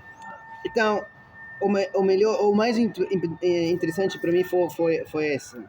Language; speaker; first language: Portuguese; non-native, fluent; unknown